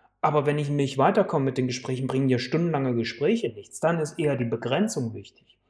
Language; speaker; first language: German; native; German